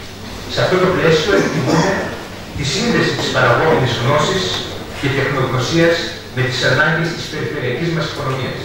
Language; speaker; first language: Greek; native; Greek